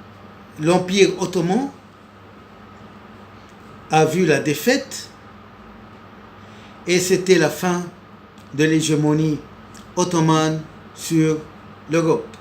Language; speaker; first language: French; non-native, local second language; Arabic